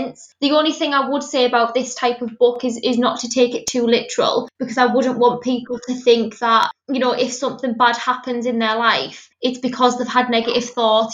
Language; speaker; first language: English; native; English